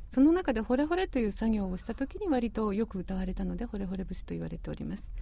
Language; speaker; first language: Japanese; native; Japanese